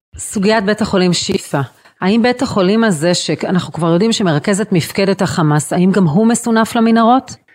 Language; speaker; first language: Hebrew; native; Hebrew